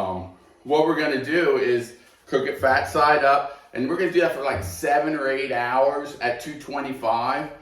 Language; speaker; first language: English; native; English